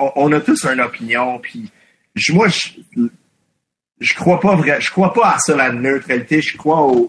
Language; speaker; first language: French; non-native, fluent; English